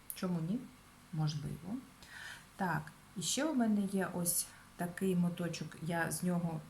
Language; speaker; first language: Ukrainian; non-native, local second language; Russian